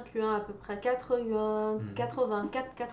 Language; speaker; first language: French; non-native, fluent; Chinese